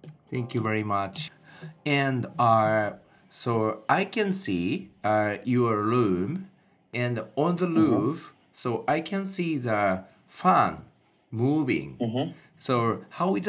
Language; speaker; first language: English; non-native, learner; Japanese